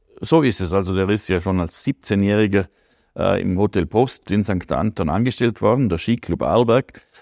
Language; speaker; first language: German; native; German